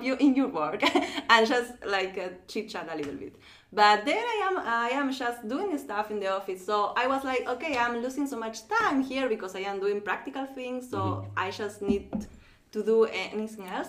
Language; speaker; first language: English; non-native, fluent; Spanish